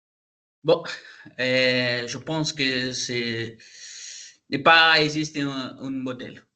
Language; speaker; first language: French; non-native, learner; Portuguese